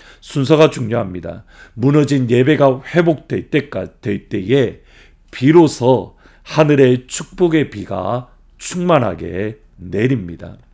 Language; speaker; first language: Korean; native; Korean